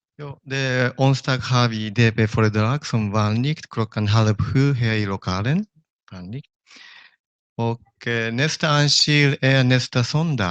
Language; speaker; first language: Swedish; non-native, fluent; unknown